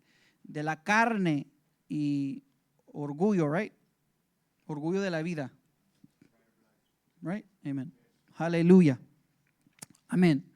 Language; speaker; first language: Spanish; early bilingual, heritage; English